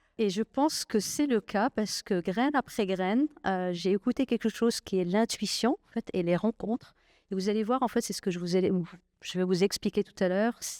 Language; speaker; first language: French; non-native, local second language; Arabic